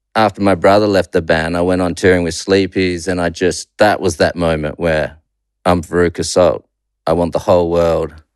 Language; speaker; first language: English; native; English